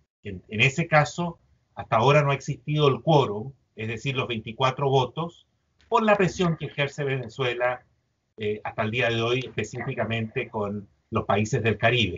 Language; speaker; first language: Spanish; native; Spanish